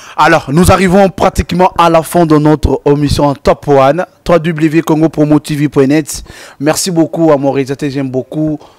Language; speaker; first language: French; non-native, local second language; Lingala